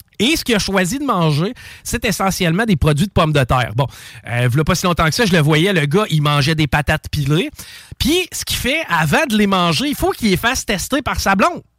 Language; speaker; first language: French; native; French